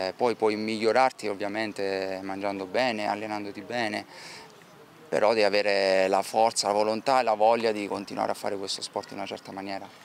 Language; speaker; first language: Italian; native; Italian